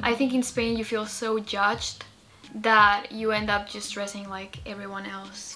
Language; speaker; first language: English; non-native, fluent; Spanish